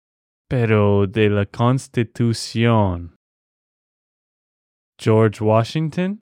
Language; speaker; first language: Spanish; non-native, fluent; English